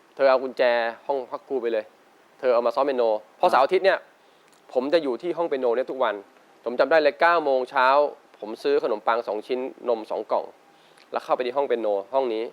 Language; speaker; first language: Thai; native; Thai